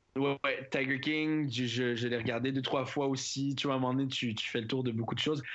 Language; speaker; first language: French; native; French